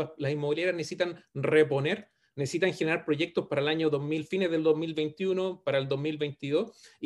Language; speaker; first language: Spanish; native; Spanish